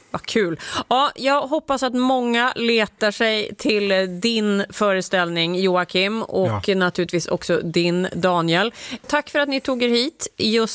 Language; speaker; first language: Swedish; native; Swedish